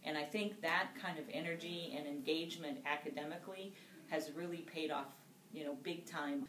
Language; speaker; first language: English; native; English